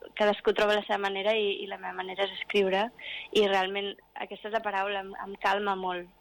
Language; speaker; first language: Catalan; non-native, local second language; English